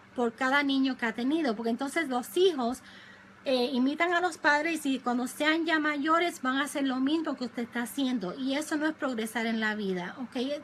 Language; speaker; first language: Spanish; early bilingual, other home language; English